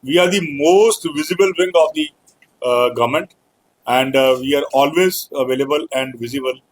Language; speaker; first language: English; non-native, local second language; Punjabi